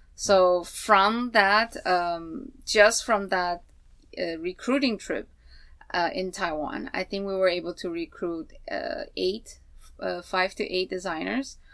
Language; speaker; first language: English; non-native, fluent; Chinese